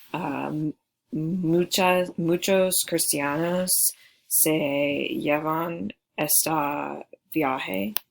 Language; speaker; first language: Spanish; non-native, learner; English